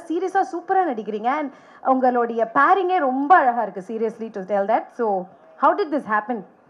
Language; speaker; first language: Tamil; native; Tamil